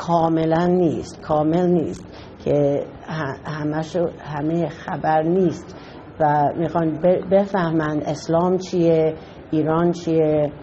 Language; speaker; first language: Persian; non-native, fluent; English